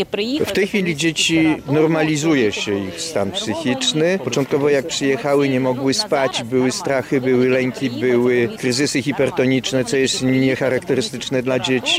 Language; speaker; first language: Polish; non-native, fluent; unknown